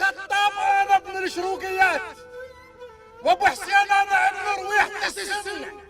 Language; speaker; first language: Arabic; native; Arabic